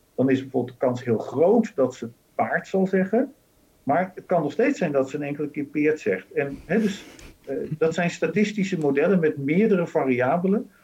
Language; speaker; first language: Dutch; native; Dutch